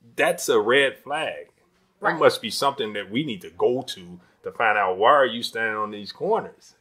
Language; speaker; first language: English; native; English